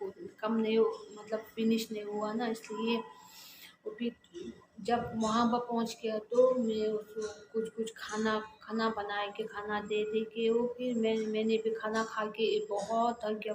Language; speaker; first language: Hindi; non-native, learner; Tibetan